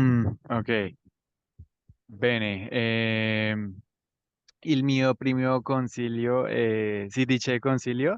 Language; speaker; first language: Italian; non-native, learner; Spanish